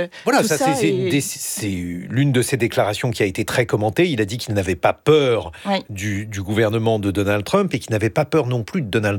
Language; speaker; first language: French; native; French